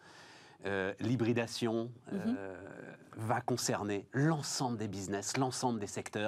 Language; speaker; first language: French; native; French